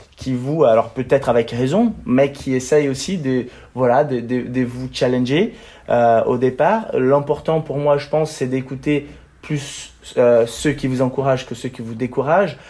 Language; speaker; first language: French; non-native, fluent; Portuguese